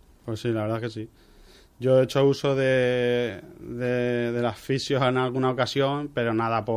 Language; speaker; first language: Spanish; native; Spanish